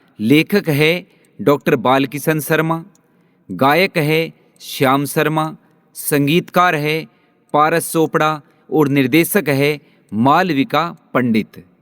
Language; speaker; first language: Hindi; native; Hindi